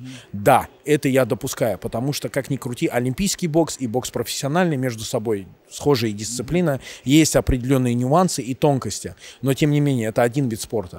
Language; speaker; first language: Russian; native; Russian